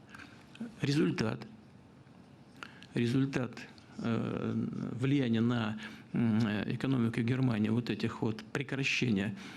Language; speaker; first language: Russian; native; Russian